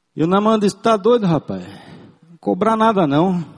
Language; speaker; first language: Portuguese; non-native, local second language; German